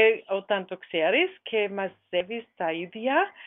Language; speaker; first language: Greek; non-native, learner; German